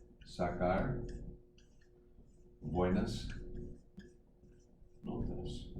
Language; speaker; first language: Spanish; non-native, fluent; English